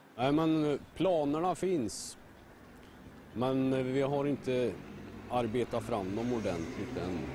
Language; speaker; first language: Swedish; native; Swedish